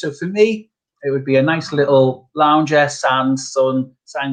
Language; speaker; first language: English; native; English